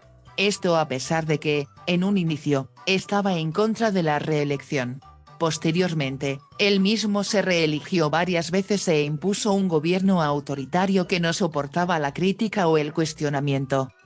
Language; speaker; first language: Spanish; native; Spanish